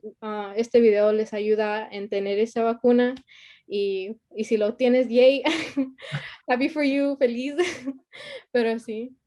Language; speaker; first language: Spanish; early bilingual, heritage; Spanish